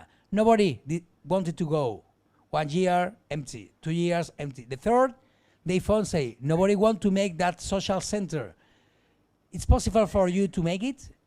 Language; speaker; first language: English; non-native, learner; Spanish